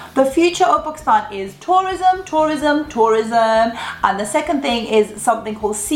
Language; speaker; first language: English; early bilingual, other home language; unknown